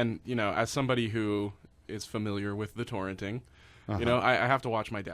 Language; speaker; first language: English; native; English